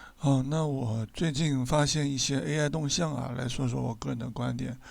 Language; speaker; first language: Chinese; native; Chinese